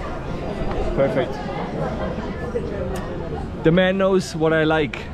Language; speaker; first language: English; non-native, fluent; German